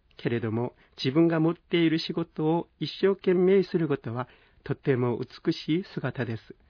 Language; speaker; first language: Japanese; non-native, fluent; Korean